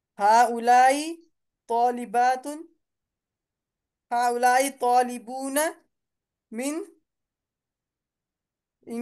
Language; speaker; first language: Arabic; non-native, learner; Urdu